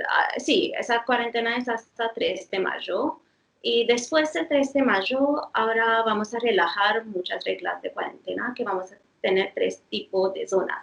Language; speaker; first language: Spanish; non-native, fluent; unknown